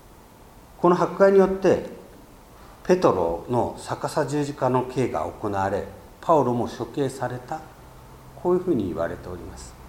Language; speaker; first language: Japanese; native; Japanese